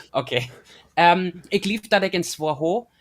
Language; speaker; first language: Dutch; non-native, learner; German